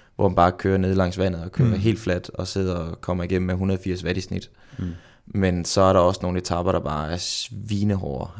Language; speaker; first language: Danish; native; Danish